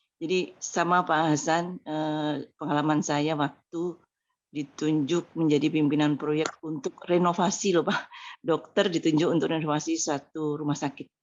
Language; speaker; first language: Indonesian; native; Indonesian